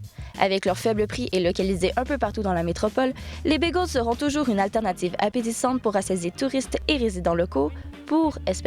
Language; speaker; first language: French; native; French